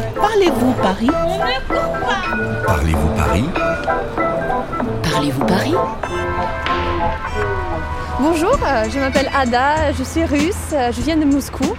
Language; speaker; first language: French; non-native, fluent; Russian